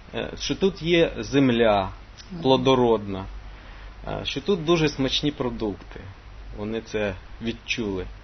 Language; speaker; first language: Ukrainian; non-native, local second language; Russian